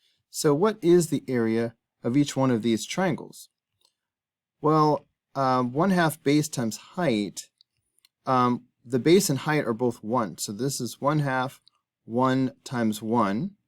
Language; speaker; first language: English; native; English